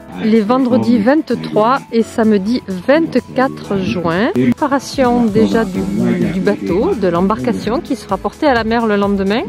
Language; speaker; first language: French; native; French